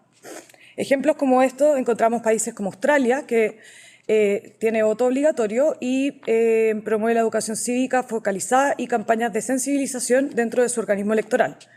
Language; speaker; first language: Spanish; native; Spanish